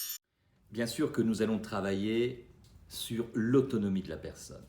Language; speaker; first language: French; native; French